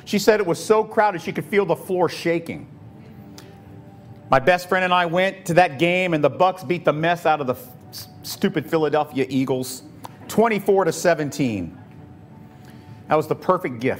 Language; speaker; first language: English; native; English